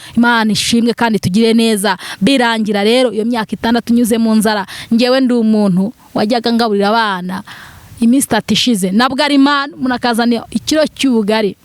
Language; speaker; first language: Kinyarwanda; native; Kinyarwanda